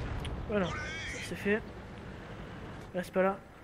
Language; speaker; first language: French; native; French